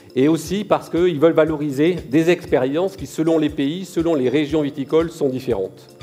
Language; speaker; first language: French; native; French